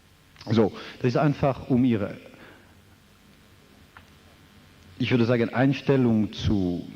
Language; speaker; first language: German; non-native, fluent; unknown